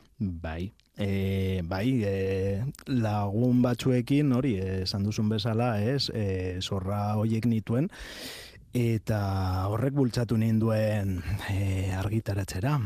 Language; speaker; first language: Basque; non-native, local second language; Spanish